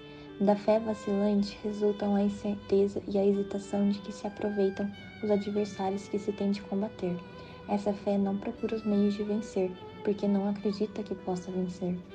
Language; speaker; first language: Portuguese; native; Portuguese